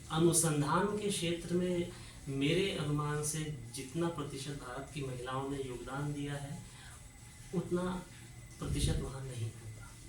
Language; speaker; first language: Hindi; native; Hindi